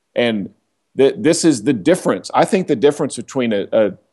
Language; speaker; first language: English; native; English